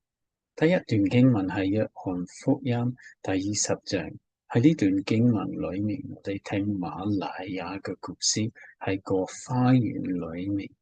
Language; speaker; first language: Cantonese; non-native, fluent; English